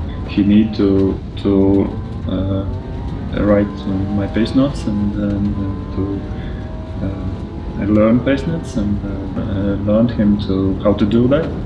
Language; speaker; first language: English; non-native, learner; Latvian